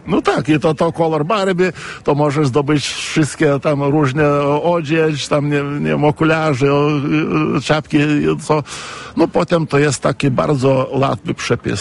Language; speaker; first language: Polish; non-native, fluent; Lithuanian